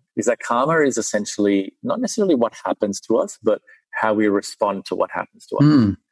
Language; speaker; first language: English; early bilingual, other home language; Sinhala